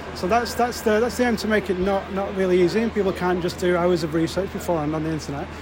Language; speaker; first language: English; native; English